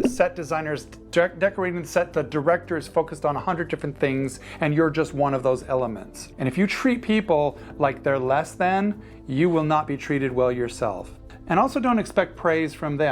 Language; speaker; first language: English; native; English